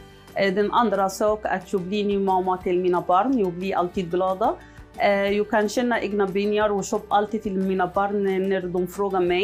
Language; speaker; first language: Swedish; non-native, learner; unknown